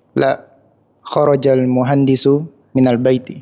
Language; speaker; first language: Arabic; non-native, learner; Russian